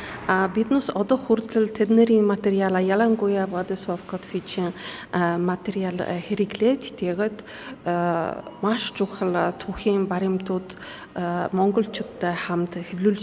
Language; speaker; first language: Mongolian; non-native, fluent; Polish